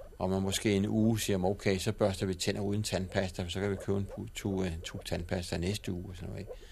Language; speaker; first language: Danish; native; Danish